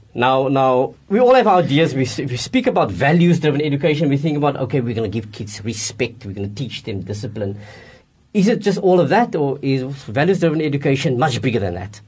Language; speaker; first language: English; non-native, local second language; Afrikaans